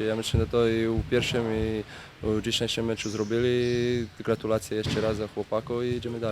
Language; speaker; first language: Polish; non-native, learner; Croatian